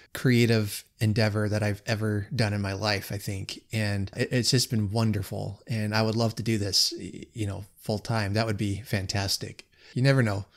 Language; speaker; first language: English; native; English